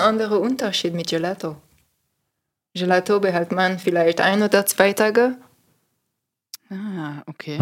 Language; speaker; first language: German; non-native, learner; French